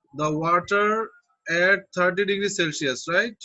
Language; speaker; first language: English; non-native, local second language; Bangla